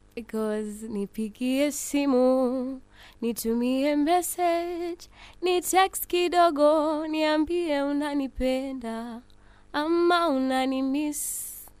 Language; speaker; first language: English; non-native, local second language; Swahili